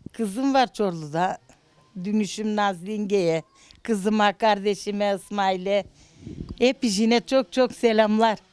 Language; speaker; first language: Turkish; native; Turkish